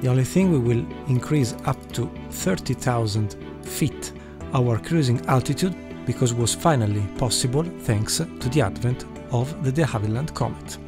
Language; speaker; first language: English; non-native, fluent; Italian